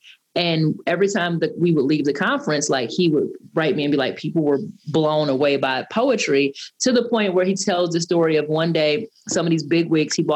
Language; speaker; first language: English; native; English